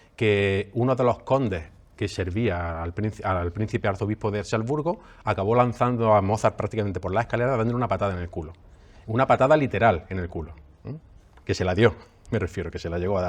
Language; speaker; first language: Spanish; native; Spanish